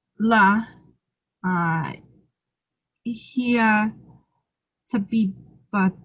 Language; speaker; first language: Arabic; non-native, learner; English